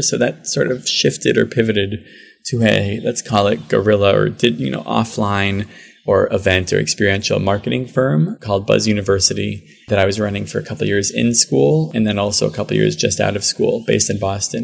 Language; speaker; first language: English; native; English